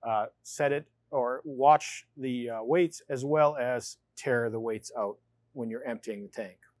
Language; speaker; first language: English; native; English